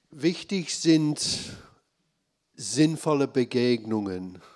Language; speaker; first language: German; non-native, fluent; English